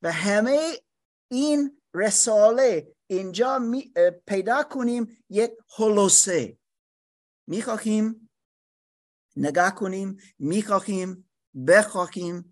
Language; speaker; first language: Persian; non-native, learner; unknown